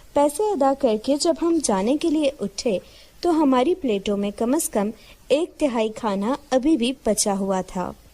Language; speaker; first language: Urdu; native; Urdu